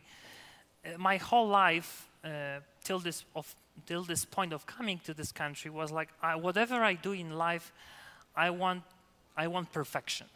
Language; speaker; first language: English; non-native, fluent; Polish